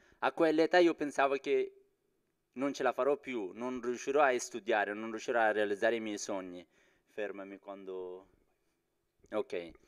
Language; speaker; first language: Italian; non-native, fluent; Persian